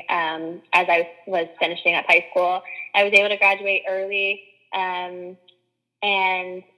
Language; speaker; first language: English; native; English